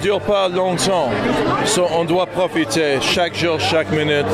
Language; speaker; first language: French; non-native, learner; English